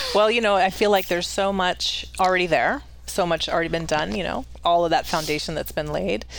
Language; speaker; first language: English; native; English